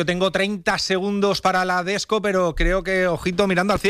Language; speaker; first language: Spanish; native; Spanish